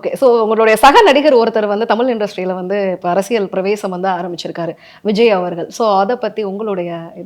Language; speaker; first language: Tamil; native; Tamil